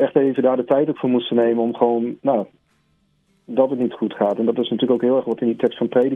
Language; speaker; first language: Dutch; native; Dutch